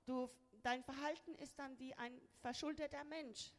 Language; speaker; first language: German; non-native, fluent; Spanish